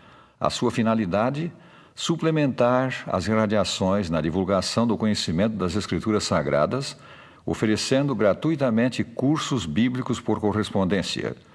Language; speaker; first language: Portuguese; native; Portuguese